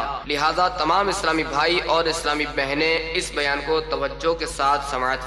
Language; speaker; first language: Urdu; native; Urdu